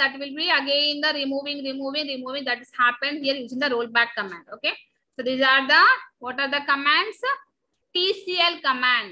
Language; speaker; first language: English; non-native, local second language; Telugu